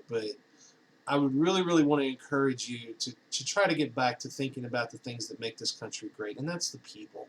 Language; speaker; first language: English; native; English